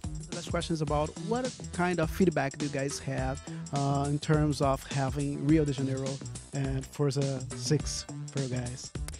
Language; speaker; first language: English; non-native, fluent; Portuguese